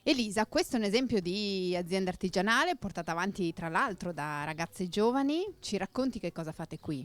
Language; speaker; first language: Italian; native; Italian